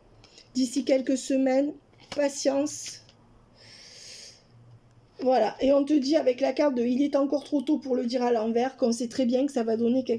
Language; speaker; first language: French; native; French